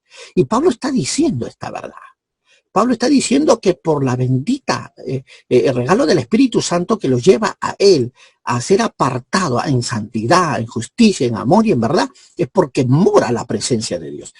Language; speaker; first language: Spanish; native; Spanish